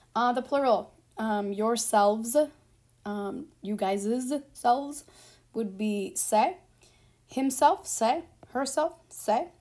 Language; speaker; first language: English; native; English